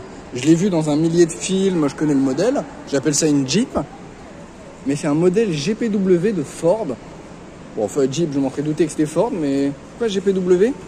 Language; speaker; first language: French; native; French